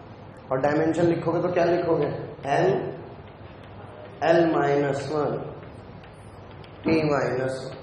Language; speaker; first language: Hindi; native; Hindi